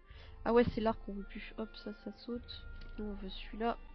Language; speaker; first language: French; native; French